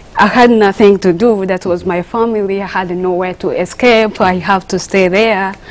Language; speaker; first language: English; non-native, local second language; Kinyarwanda